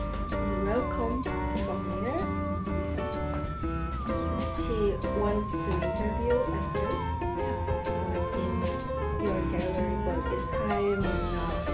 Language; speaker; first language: English; non-native, learner; Korean